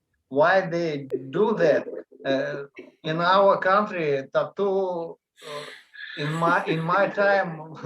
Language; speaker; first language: English; non-native, learner; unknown